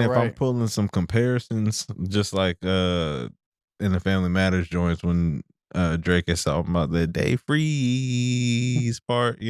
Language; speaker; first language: English; native; English